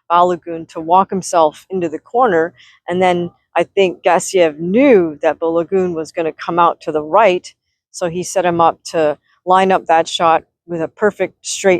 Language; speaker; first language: English; native; English